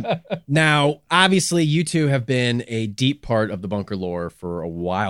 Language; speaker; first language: English; native; English